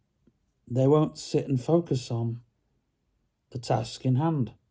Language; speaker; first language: English; native; English